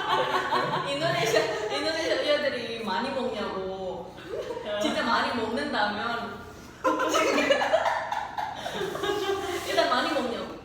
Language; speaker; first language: Korean; non-native, learner; Indonesian